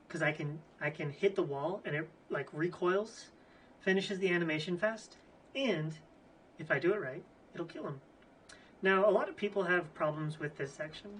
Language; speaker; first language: English; native; English